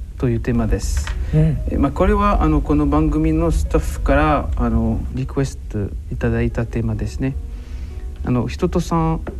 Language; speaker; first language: Japanese; non-native, fluent; French